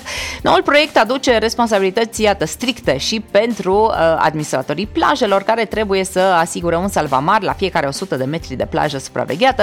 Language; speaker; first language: Romanian; native; Romanian